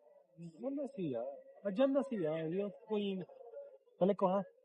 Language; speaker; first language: Filipino; non-native, learner; Punjabi